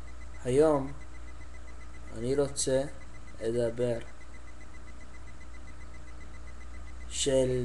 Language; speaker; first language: Hebrew; non-native, learner; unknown